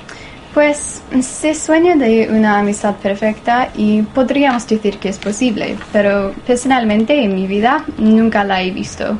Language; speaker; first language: Spanish; non-native, learner; English